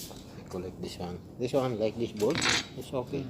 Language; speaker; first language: English; non-native, local second language; Filipino